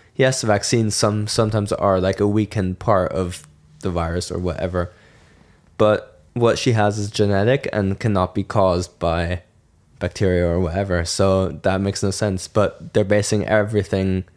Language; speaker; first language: English; non-native, fluent; German